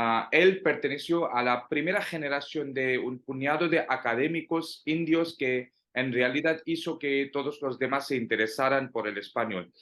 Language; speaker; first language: Spanish; non-native, fluent; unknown